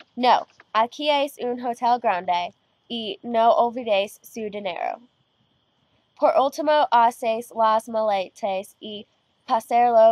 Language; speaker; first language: Spanish; non-native, learner; English